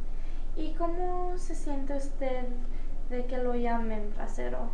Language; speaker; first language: Spanish; early bilingual, heritage; Spanish